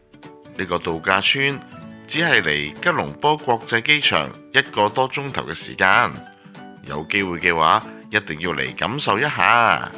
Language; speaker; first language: Cantonese; native; Cantonese